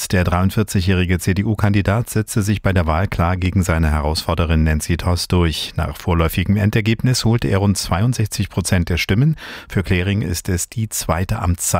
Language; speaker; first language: German; native; German